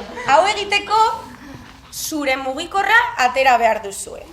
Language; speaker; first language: Basque; non-native, local second language; Spanish